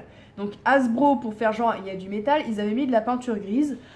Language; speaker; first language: French; native; French